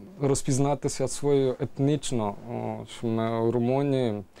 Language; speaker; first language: Ukrainian; early bilingual, heritage; Ukrainian